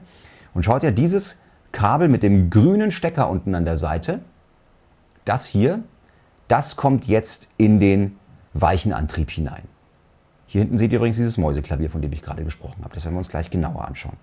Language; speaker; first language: German; native; German